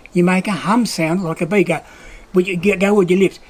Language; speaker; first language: English; native; English